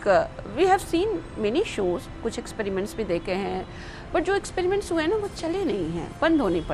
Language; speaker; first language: Hindi; native; Hindi